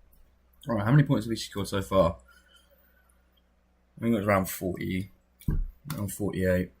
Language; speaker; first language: English; native; English